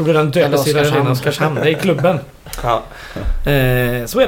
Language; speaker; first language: Swedish; native; Swedish